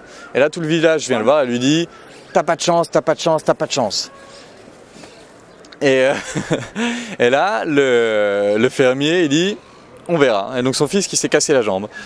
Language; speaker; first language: French; native; French